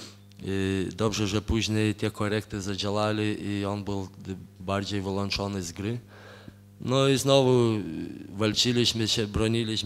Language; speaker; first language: Polish; non-native, fluent; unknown